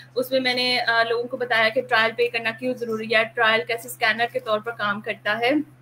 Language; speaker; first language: Urdu; native; Urdu